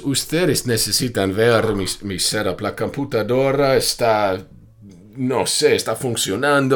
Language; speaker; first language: Spanish; non-native, fluent; English